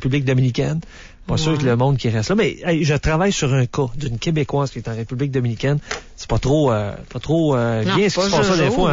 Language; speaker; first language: French; native; French